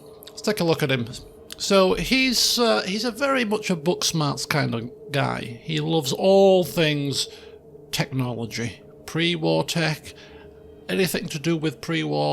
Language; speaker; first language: English; native; English